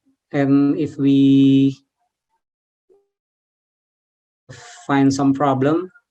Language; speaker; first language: English; non-native, learner; Indonesian